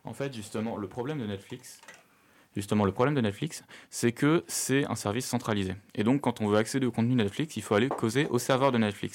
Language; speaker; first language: French; native; French